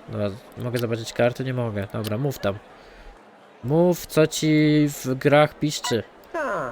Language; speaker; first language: Polish; native; Polish